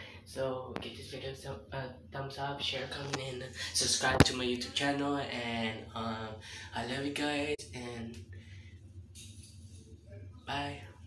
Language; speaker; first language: English; early bilingual, other home language; Spanish